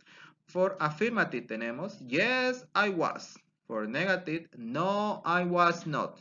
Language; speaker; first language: English; non-native, fluent; Spanish